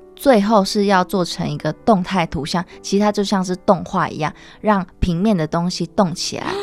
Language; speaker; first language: Chinese; native; Chinese